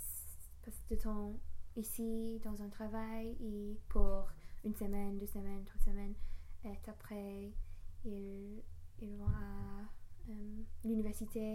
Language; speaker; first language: French; non-native, learner; English